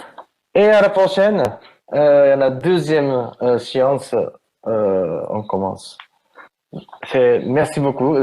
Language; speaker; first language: French; non-native, learner; Japanese